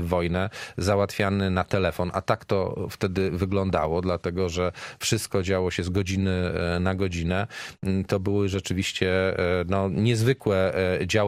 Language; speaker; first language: Polish; native; Polish